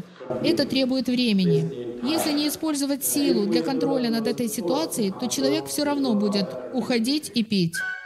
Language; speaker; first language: Russian; native; Russian